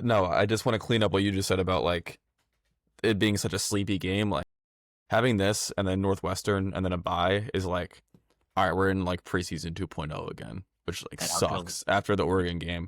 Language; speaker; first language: English; native; English